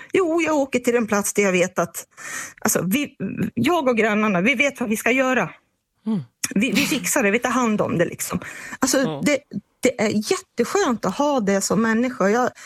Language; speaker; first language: Swedish; native; Swedish